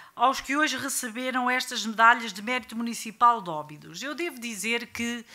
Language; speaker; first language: Portuguese; native; Portuguese